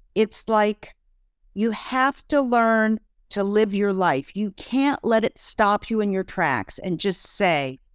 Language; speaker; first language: English; native; English